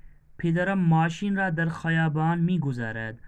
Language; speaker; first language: Persian; non-native, fluent; Urdu